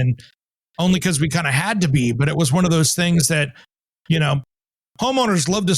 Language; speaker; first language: English; native; English